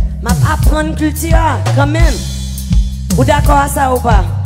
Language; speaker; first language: French; non-native, learner; English